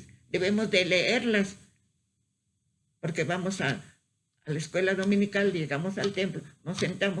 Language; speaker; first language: Spanish; native; Spanish